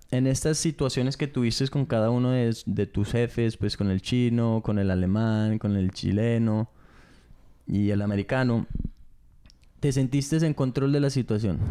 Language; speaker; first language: Spanish; early bilingual, heritage; Spanish